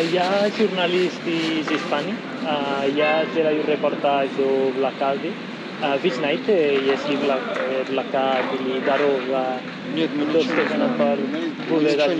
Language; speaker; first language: Russian; non-native, learner; Spanish